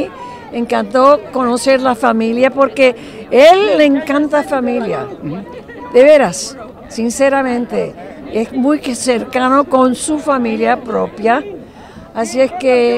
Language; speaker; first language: Spanish; early bilingual, other home language; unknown